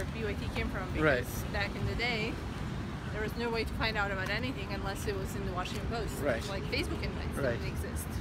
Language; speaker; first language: English; non-native, fluent; Serbian